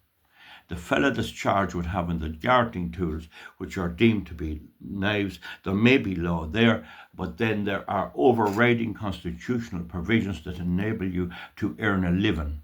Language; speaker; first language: English; native; English